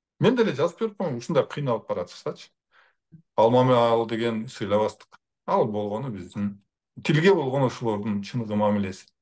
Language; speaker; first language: Kyrgyz; native; Kyrgyz